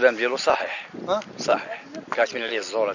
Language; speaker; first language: Arabic; native; Arabic